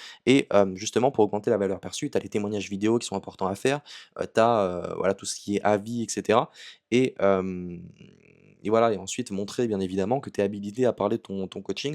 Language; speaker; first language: French; native; French